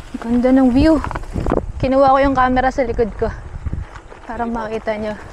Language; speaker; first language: Filipino; native; Filipino